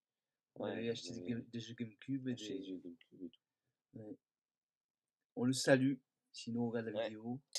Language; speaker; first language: French; native; French